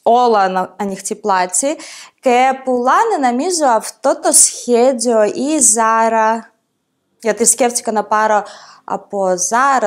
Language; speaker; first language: Greek; non-native, fluent; Ukrainian